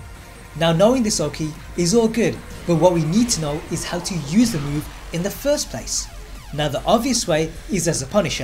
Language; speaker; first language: English; native; English